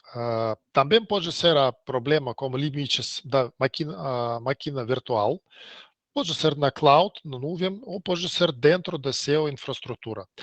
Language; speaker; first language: Portuguese; non-native, learner; Russian